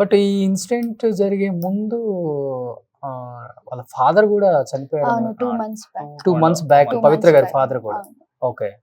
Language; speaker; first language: Telugu; native; Telugu